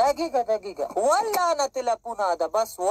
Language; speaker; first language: Arabic; non-native, learner; Pashto